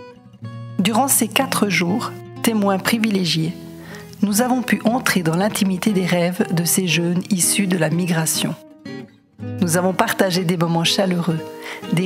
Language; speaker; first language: French; native; French